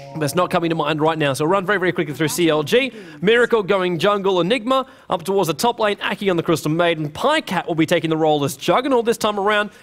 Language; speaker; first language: English; native; English